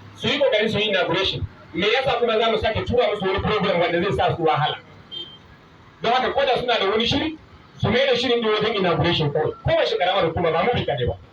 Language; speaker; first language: Hausa; native; Hausa